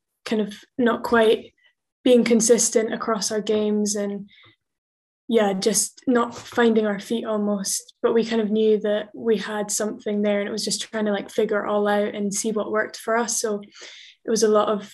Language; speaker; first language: English; native; English